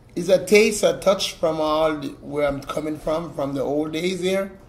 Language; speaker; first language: English; native; English